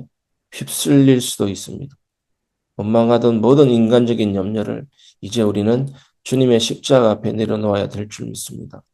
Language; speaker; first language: Korean; native; Korean